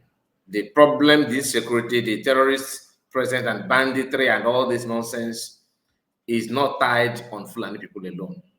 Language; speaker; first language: English; non-native, local second language; Igbo